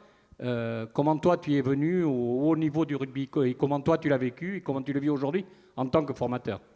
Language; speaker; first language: French; native; French